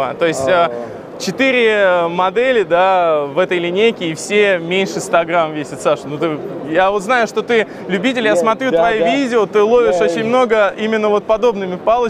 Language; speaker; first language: Russian; native; Russian